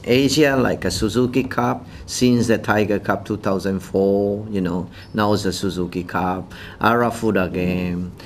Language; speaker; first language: English; non-native, fluent; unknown